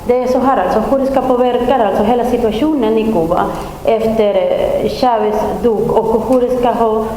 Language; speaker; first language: Swedish; non-native, learner; Spanish